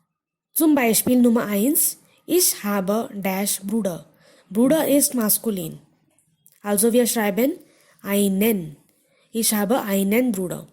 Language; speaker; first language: German; non-native, fluent; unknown